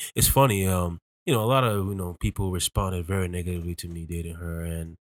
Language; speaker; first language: English; early bilingual, other home language; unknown